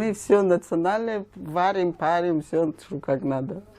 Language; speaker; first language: Russian; non-native, local second language; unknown